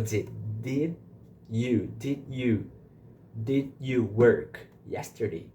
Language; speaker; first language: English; non-native, fluent; Portuguese